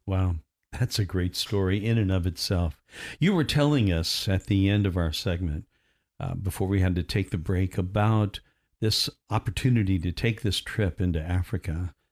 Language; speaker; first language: English; native; English